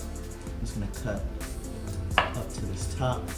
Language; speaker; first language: English; native; English